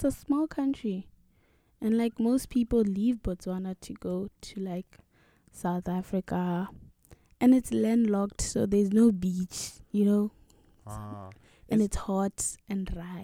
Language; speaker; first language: English; non-native, local second language; Tswana